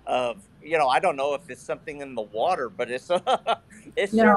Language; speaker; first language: English; native; English